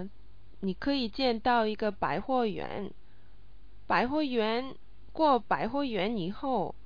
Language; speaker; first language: Chinese; non-native, learner; English